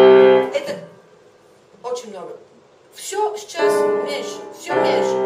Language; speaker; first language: Russian; non-native, fluent; Bulgarian